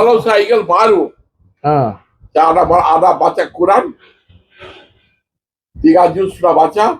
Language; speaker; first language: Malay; non-native, learner; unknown